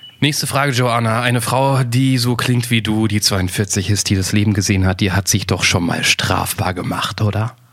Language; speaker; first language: German; native; German